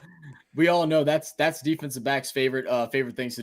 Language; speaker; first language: English; native; English